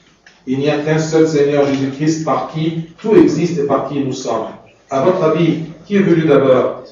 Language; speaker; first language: French; non-native, fluent; Arabic